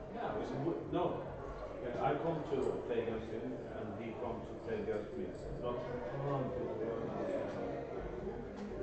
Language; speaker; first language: English; non-native, learner; Norwegian